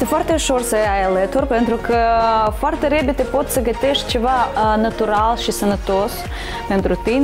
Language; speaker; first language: Romanian; non-native, local second language; Russian